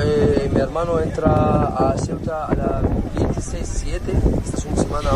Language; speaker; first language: Spanish; non-native, learner; Arabic